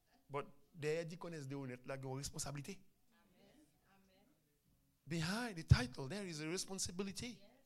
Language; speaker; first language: English; non-native, fluent; Haitian Creole